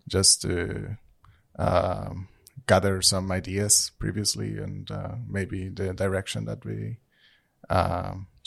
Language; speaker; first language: English; non-native, fluent; Spanish